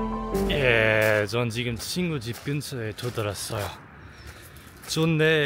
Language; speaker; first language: Korean; non-native, fluent; German